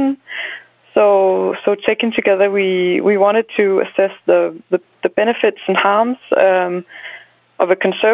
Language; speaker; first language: English; non-native, fluent; Danish